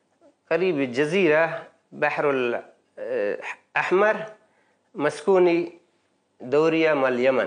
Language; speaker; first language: Arabic; non-native, learner; Baluchi